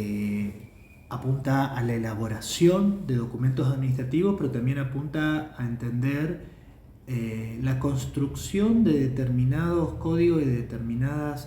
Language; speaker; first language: Spanish; native; Spanish